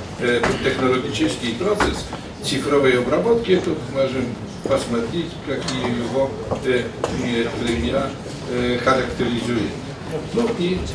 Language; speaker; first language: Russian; non-native, learner; Polish